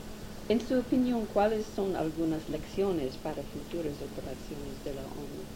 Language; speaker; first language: Spanish; non-native, learner; English